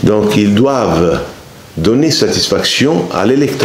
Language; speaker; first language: French; non-native, fluent; Italian